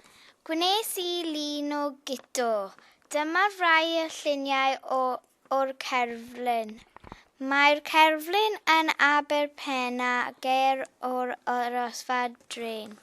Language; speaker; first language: Welsh; non-native, local second language; English